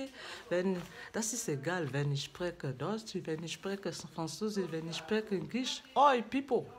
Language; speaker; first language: German; non-native, learner; French